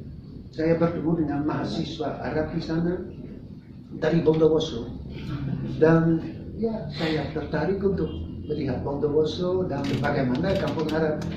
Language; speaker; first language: Indonesian; non-native, fluent; Dutch